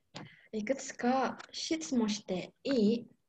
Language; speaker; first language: Japanese; non-native, learner; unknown